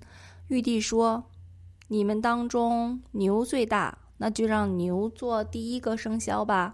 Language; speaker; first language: Chinese; native; Chinese